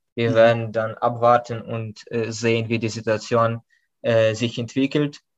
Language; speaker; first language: German; non-native, fluent; Ukrainian